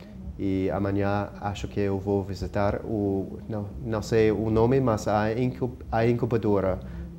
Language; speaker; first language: Portuguese; non-native, fluent; English